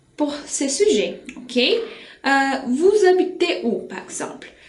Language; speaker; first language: French; non-native, fluent; Portuguese